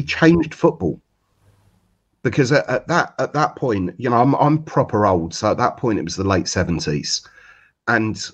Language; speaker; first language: English; native; English